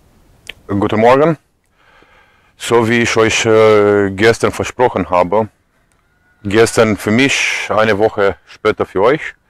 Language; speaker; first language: German; non-native, fluent; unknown